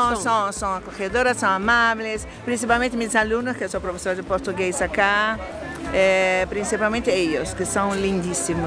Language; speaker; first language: Spanish; non-native, learner; Portuguese